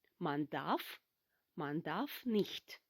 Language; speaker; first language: German; non-native, fluent; Ukrainian